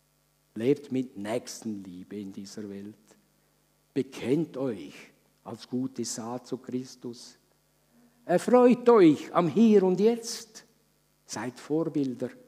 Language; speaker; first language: German; native; German